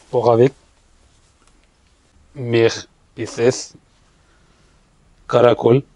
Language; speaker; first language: Russian; non-native, learner; Turkish